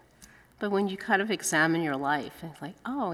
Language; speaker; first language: English; early bilingual, other home language; Cantonese